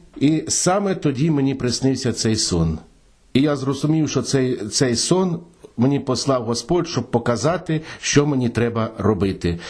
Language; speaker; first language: Ukrainian; native; Ukrainian